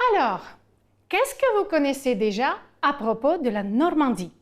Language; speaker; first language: French; non-native, fluent; Ukrainian